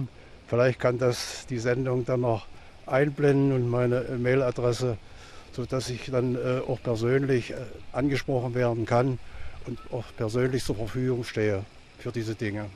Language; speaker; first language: German; native; German